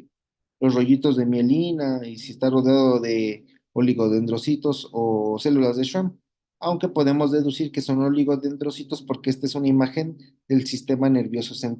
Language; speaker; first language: Spanish; native; Spanish